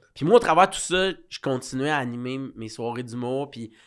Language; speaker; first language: French; native; French